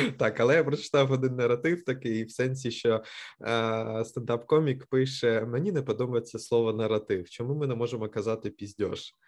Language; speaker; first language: Ukrainian; native; Ukrainian